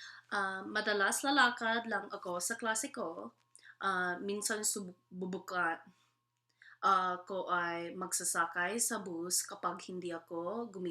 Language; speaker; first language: Filipino; non-native, learner; English